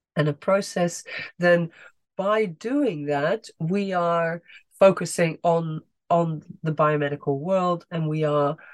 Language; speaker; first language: English; non-native, fluent; Dutch